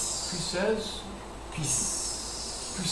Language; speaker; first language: French; non-native, learner; English